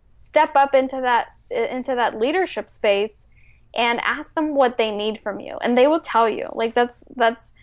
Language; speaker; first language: English; early bilingual, other home language; Spanish